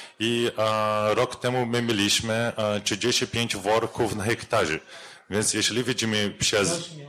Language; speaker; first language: Polish; non-native, learner; Portuguese